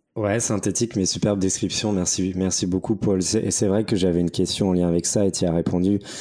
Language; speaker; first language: French; native; French